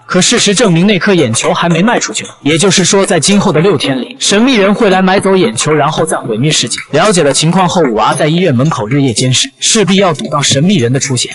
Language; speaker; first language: Chinese; native; Chinese